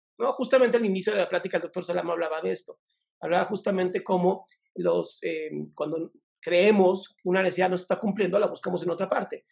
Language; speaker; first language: Spanish; native; Spanish